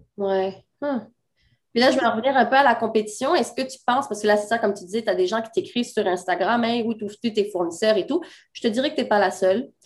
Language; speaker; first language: French; native; French